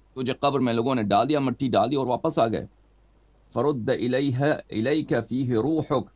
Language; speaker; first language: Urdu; non-native, fluent; Persian